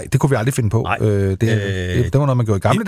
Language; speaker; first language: Danish; native; Danish